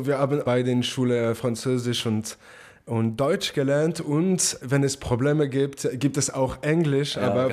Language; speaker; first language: German; non-native, local second language; French